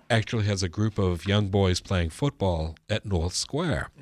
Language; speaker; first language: English; early bilingual, other home language; Italian